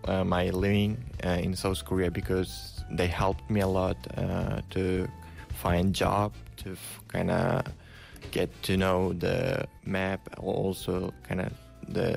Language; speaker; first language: English; non-native, fluent; Uzbek